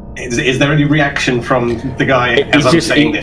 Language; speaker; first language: English; native; English